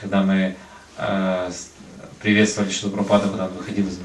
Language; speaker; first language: Russian; native; Russian